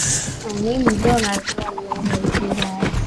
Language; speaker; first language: Catalan; non-native, local second language; Spanish